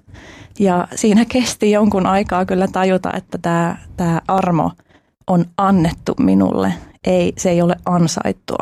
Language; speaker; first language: Finnish; early bilingual, other home language; Albanian